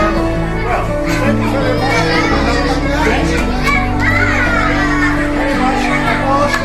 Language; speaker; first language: English; non-native, fluent; Dutch